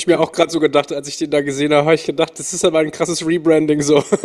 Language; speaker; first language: German; native; German